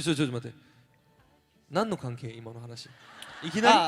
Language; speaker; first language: Japanese; non-native, fluent; Korean